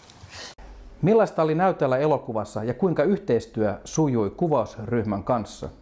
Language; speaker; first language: Finnish; native; Finnish